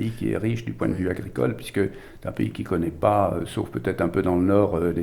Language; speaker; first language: French; native; French